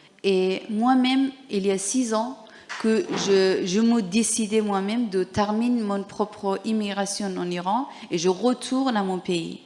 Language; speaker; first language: French; non-native, learner; Persian